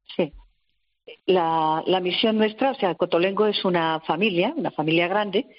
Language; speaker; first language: Spanish; native; Spanish